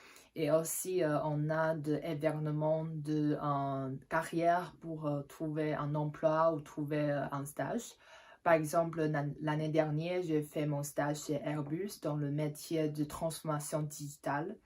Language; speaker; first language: French; non-native, fluent; Chinese